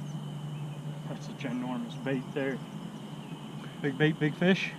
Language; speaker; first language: English; native; English